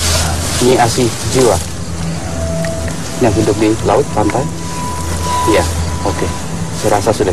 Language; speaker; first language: Indonesian; native; Indonesian